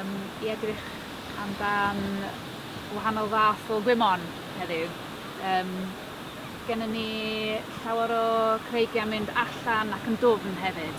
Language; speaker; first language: Welsh; non-native, local second language; English